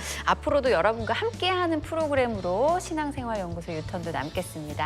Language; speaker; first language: Korean; native; Korean